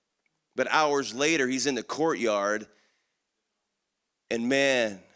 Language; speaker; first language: English; native; English